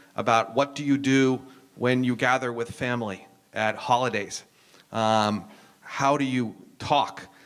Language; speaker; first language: English; native; English